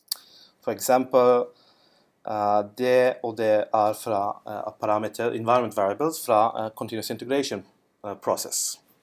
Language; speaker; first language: Norwegian; non-native, learner; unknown